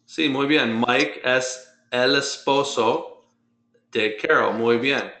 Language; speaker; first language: Spanish; non-native, fluent; English